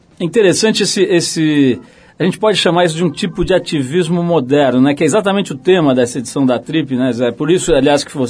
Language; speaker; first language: Portuguese; native; Portuguese